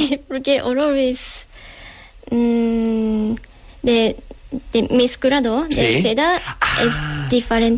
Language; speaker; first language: Spanish; non-native, learner; Japanese